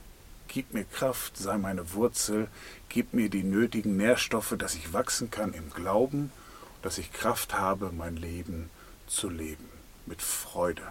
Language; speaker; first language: German; native; German